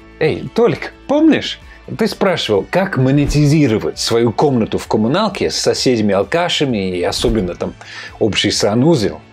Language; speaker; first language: Russian; non-native, fluent; English